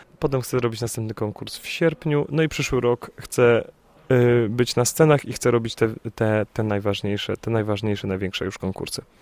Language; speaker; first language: Polish; native; Polish